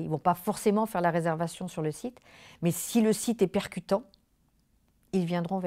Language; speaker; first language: French; native; French